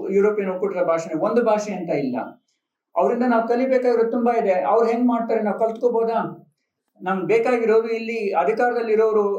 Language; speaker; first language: Kannada; non-native, local second language; Telugu